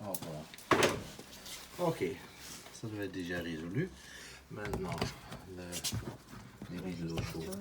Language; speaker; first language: French; non-native, fluent; Dutch